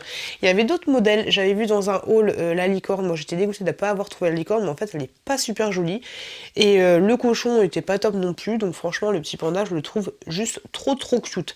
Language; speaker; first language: French; native; French